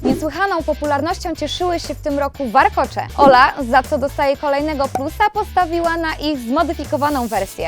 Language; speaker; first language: Polish; native; Polish